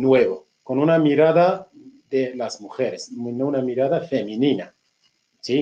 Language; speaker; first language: Spanish; non-native, fluent; Kurdish